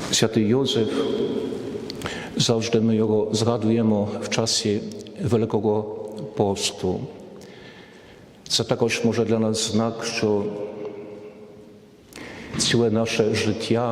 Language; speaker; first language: Polish; non-native, learner; Ukrainian